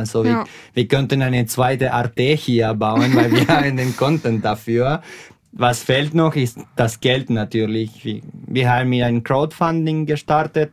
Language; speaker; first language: German; non-native, fluent; Spanish